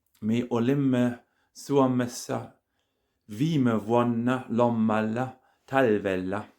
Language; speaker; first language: Finnish; non-native, learner; German